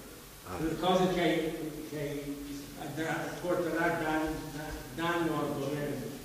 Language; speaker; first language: Italian; non-native, fluent; English